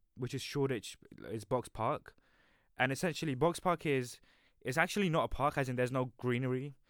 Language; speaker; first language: English; native; English